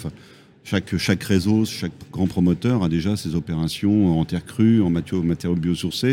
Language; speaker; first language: French; native; French